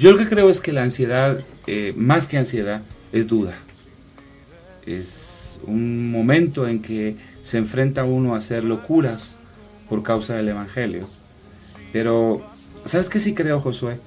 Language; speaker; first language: Spanish; native; Spanish